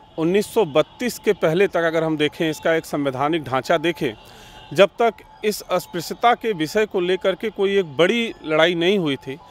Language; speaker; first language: Hindi; native; Hindi